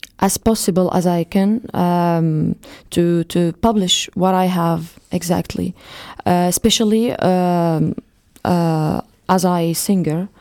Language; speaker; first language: English; non-native, fluent; Arabic